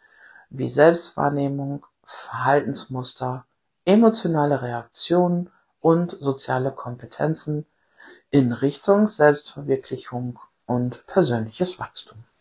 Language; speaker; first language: German; native; German